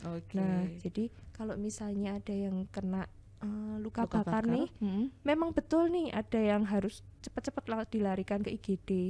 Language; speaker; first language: Indonesian; native; Indonesian